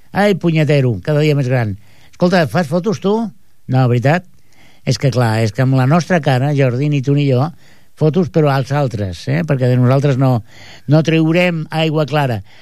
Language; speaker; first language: Catalan; native; Catalan